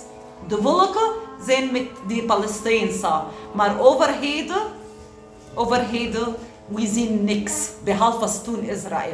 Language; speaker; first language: Dutch; non-native, learner; Arabic